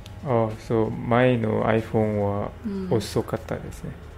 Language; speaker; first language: Japanese; non-native, learner; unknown